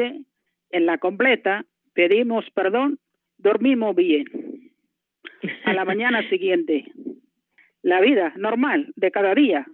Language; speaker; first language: Spanish; non-native, fluent; Malayalam